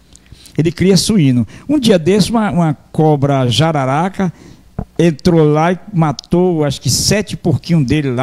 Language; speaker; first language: Portuguese; native; Portuguese